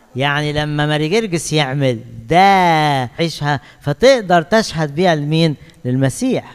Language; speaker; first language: Egyptian Arabic; native; Egyptian Arabic